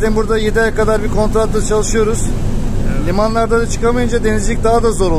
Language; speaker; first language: Turkish; native; Turkish